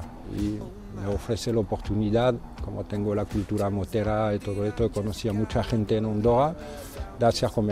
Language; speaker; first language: Spanish; non-native, fluent; French